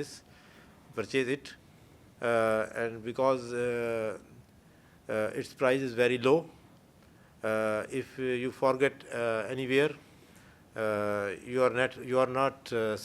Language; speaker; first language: English; non-native, learner; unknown